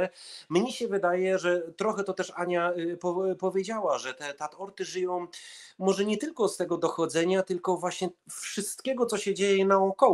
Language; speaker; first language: Polish; early bilingual, heritage; Polish